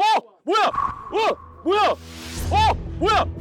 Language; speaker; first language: Korean; native; Korean